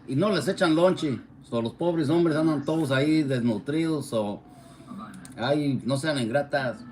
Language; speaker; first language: Spanish; early bilingual, heritage; Spanish